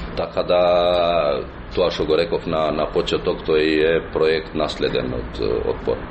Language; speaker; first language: Macedonian; non-native, local second language; Albanian